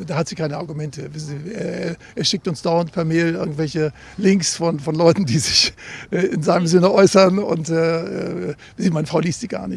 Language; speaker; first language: German; native; German